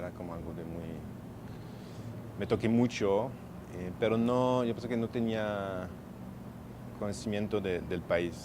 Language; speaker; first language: Spanish; non-native, fluent; French